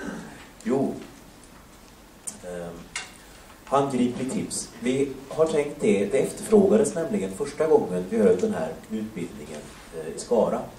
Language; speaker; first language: Swedish; native; Swedish